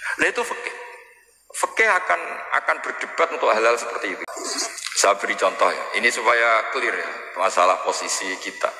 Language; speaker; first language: Indonesian; non-native, local second language; Javanese